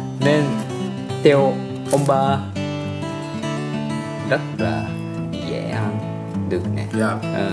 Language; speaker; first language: Vietnamese; non-native, learner; Japanese